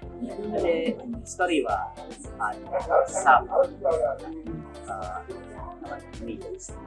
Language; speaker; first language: Japanese; non-native, fluent; Indonesian